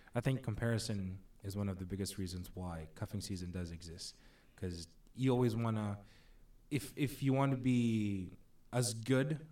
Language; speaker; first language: English; non-native, local second language; Filipino